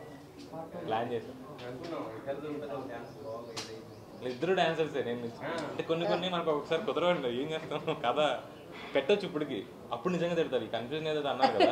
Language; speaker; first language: Telugu; native; Telugu